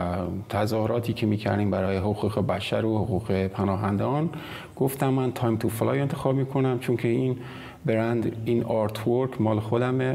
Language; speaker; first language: Persian; non-native, local second language; Kurdish